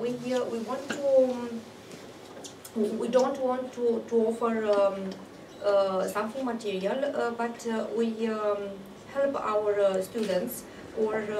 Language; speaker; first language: English; non-native, fluent; Romanian